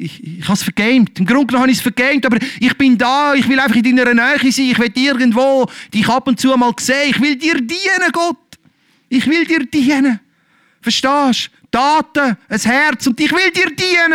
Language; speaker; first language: German; native; German